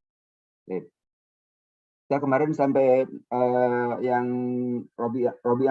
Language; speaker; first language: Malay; non-native, local second language; Indonesian